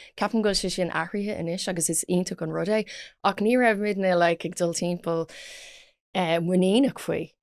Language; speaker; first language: Irish; non-native, local second language; English